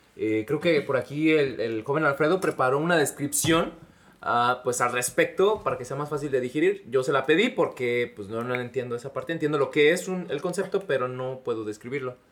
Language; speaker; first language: Spanish; native; Spanish